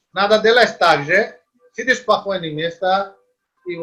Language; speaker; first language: Russian; non-native, learner; Hindi